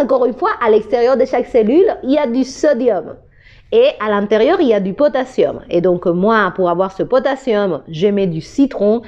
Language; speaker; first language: French; non-native, fluent; Spanish